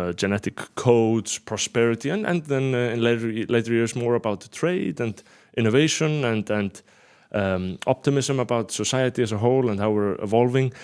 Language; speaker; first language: English; non-native, fluent; Icelandic